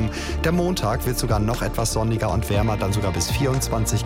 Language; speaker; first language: German; native; German